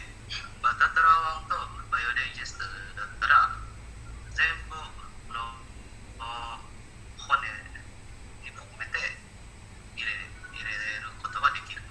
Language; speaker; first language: Japanese; non-native, learner; Indonesian